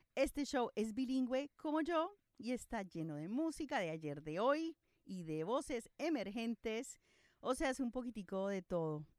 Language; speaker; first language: Spanish; early bilingual, other home language; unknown